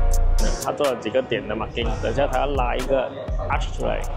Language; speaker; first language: Chinese; native; Chinese